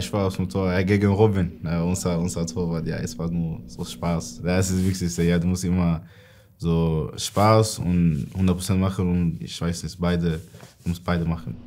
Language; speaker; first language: German; non-native, learner; Swedish